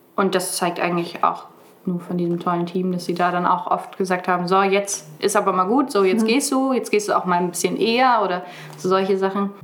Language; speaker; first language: German; native; German